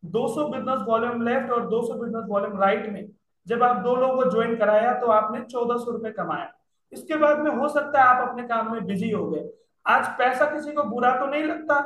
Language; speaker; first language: Hindi; non-native, local second language; Nepali